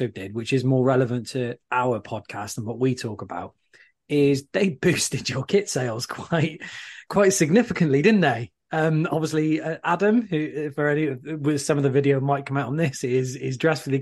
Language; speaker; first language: English; native; English